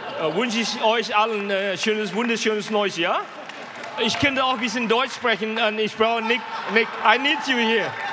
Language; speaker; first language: German; non-native, fluent; Indonesian